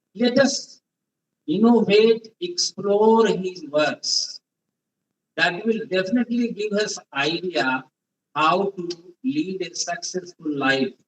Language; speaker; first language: English; non-native, local second language; Hindi